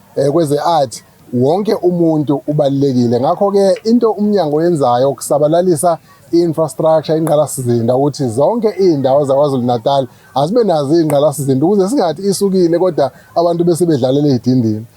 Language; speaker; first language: Zulu; native; Zulu